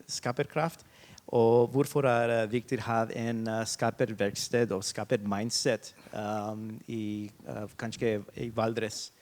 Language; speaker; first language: Norwegian; non-native, learner; English